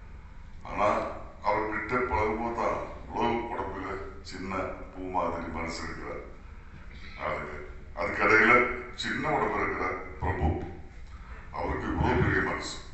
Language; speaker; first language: Tamil; non-native, learner; Malayalam